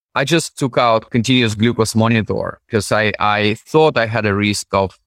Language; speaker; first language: English; non-native, fluent; Russian